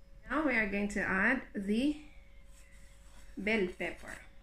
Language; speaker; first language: English; non-native, local second language; Cebuano